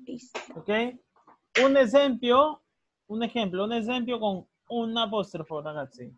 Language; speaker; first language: Italian; non-native, learner; Spanish